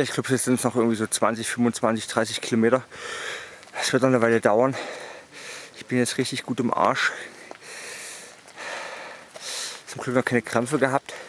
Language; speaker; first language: German; native; German